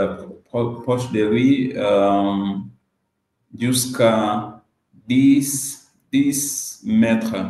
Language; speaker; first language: French; non-native, learner; Swahili